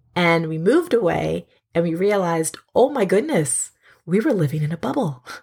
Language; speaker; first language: English; native; English